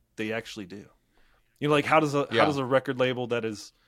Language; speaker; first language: English; native; English